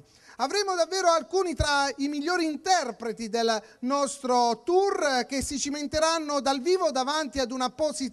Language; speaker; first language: Italian; native; Italian